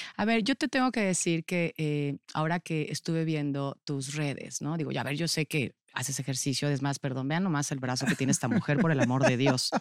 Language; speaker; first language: Spanish; native; Spanish